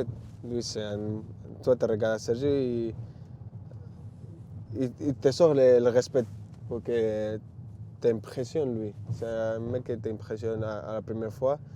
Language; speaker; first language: French; non-native, learner; Spanish